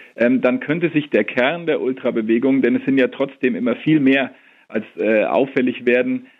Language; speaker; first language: German; native; German